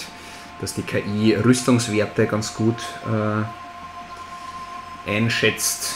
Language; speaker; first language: German; native; German